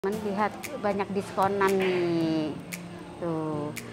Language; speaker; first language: Indonesian; native; Indonesian